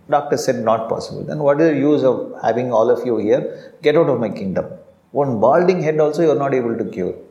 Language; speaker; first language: English; non-native, local second language; Tamil